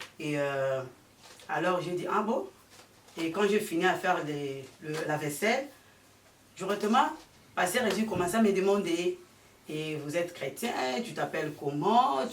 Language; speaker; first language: French; early bilingual, heritage; French